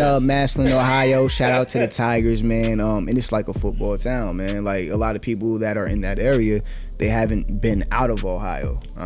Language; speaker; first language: English; native; English